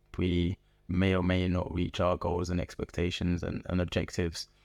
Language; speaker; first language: English; native; English